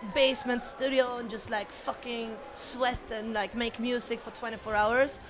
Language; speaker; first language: English; non-native, fluent; Swedish